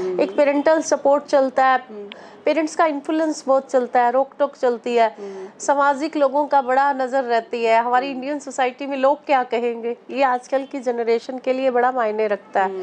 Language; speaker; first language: Hindi; non-native, local second language; Punjabi